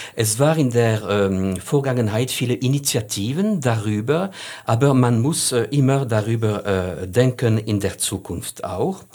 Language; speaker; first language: German; non-native, fluent; French